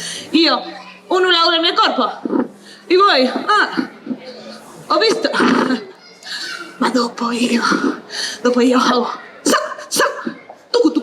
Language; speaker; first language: Italian; non-native, learner; Spanish